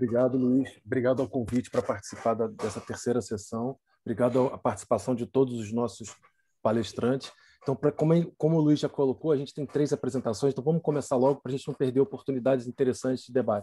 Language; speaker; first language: Portuguese; native; Portuguese